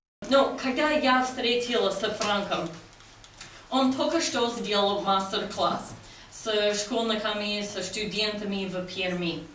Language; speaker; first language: Russian; non-native, fluent; English